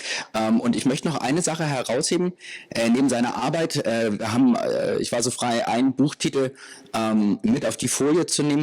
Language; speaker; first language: German; native; German